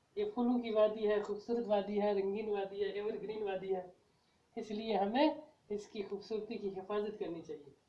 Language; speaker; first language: Urdu; non-native, local second language; Kashmiri